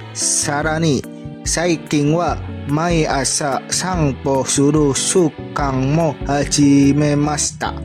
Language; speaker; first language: Japanese; non-native, learner; Indonesian